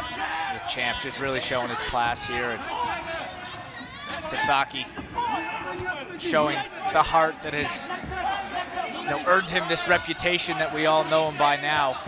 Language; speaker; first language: English; native; English